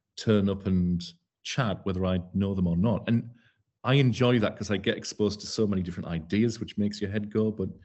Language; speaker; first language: English; native; English